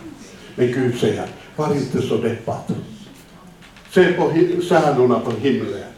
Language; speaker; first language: Swedish; non-native, fluent; Finnish